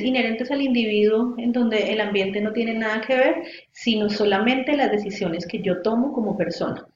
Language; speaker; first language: Spanish; native; Spanish